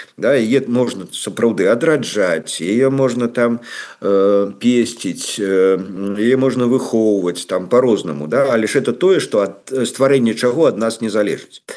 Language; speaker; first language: Belarusian; non-native, local second language; Russian